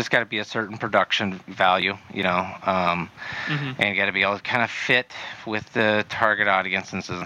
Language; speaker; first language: English; native; English